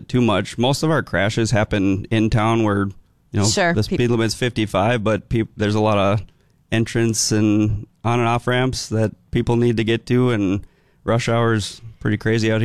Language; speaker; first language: English; native; English